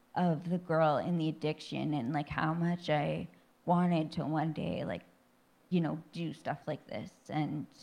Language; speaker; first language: English; native; English